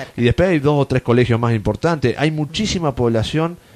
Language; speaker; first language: Spanish; native; Spanish